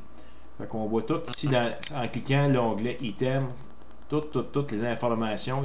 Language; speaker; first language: French; native; French